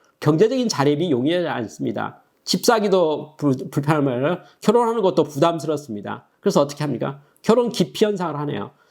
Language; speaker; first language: Korean; native; Korean